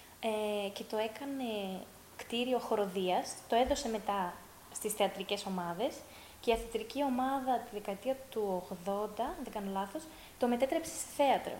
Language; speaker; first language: Greek; early bilingual, heritage; Greek